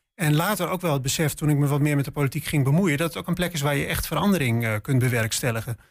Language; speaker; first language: Dutch; native; Dutch